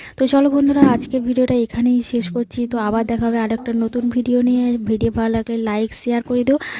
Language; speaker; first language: Bangla; non-native, local second language; Santali